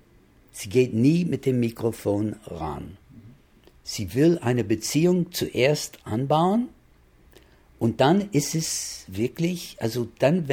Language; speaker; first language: German; non-native, fluent; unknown